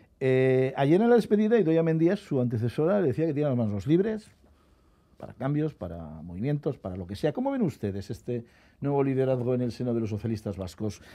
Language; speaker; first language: Spanish; native; Spanish